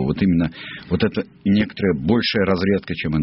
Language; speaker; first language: Russian; native; Russian